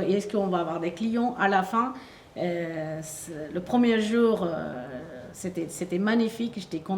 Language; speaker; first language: French; non-native, fluent; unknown